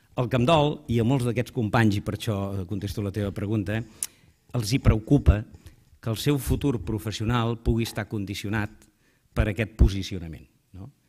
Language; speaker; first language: Catalan; native; Catalan